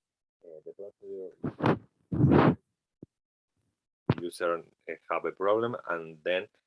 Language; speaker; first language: English; non-native, learner; Spanish